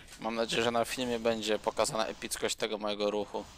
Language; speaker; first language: Polish; native; Polish